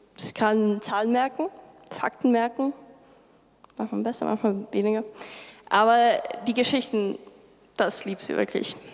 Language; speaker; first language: German; non-native, fluent; Lithuanian